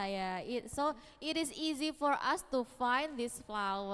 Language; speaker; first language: English; non-native, learner; Indonesian